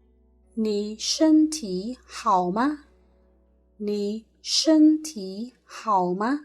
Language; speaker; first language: Chinese; non-native, fluent; Khmer